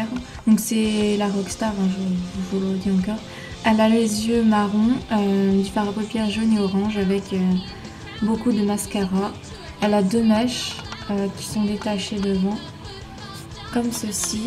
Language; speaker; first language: French; native; French